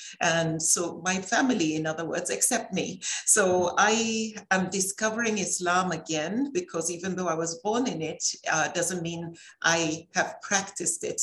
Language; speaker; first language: English; native; English